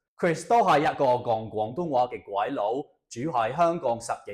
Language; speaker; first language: Cantonese; non-native, fluent; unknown